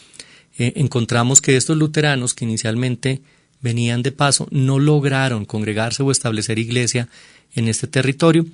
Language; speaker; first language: Spanish; native; Spanish